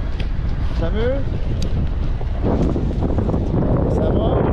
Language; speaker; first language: French; native; French